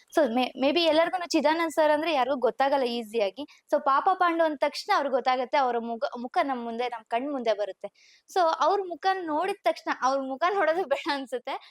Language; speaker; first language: Kannada; native; Kannada